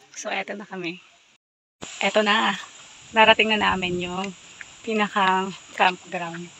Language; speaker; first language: Filipino; native; Filipino